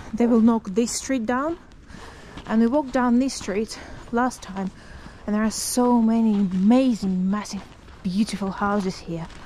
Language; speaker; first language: English; non-native, fluent; Russian